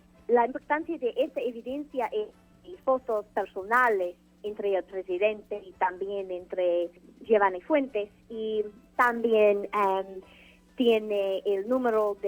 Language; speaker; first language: Spanish; non-native, fluent; English